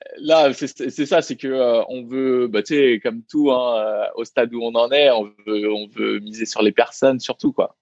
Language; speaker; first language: French; early bilingual, other home language; Vietnamese